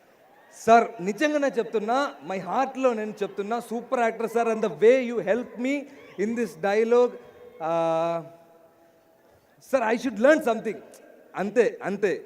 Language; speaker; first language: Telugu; non-native, learner; Malayalam